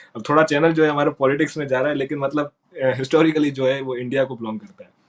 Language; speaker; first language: Urdu; non-native, local second language; Sindhi